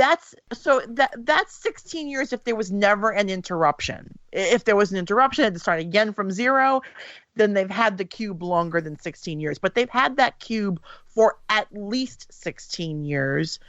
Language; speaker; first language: English; native; English